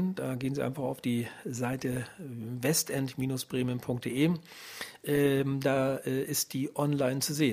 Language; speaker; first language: German; native; German